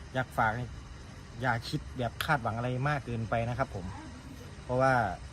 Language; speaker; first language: Thai; native; Thai